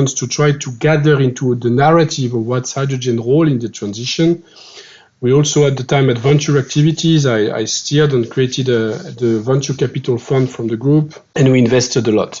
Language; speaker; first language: English; non-native, fluent; French